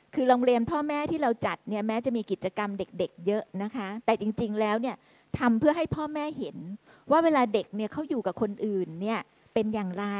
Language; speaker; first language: Thai; native; Thai